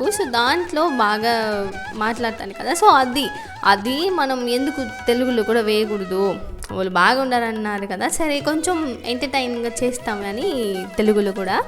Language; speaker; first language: Telugu; non-native, learner; Tamil